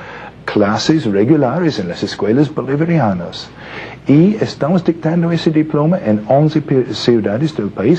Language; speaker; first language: Spanish; non-native, fluent; English